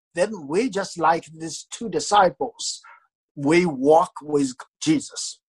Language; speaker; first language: English; non-native, fluent; Chinese